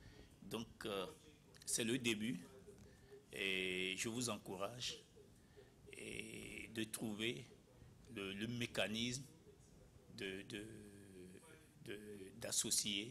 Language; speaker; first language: French; non-native, local second language; Ewe